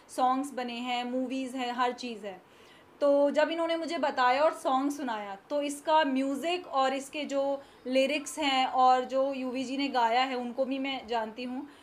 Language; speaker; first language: Hindi; native; Hindi